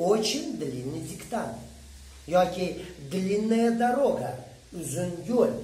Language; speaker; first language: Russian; non-native, fluent; Uzbek